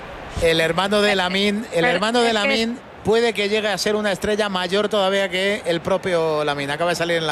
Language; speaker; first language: Spanish; native; Spanish